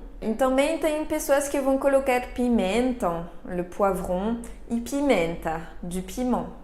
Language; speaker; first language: Portuguese; non-native, fluent; French